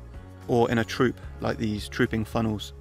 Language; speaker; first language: English; native; English